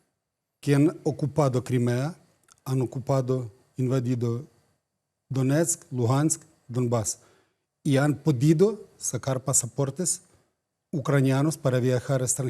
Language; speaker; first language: Spanish; non-native, fluent; Ukrainian